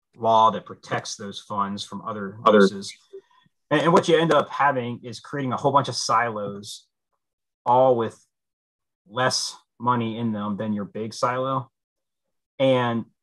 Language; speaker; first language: English; native; English